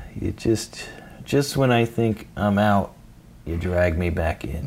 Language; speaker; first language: English; native; English